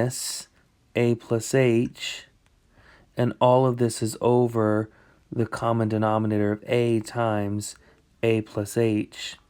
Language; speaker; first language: English; native; English